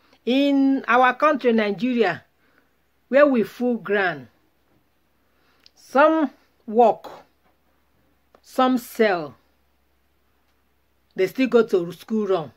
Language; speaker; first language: English; non-native, local second language; Igbo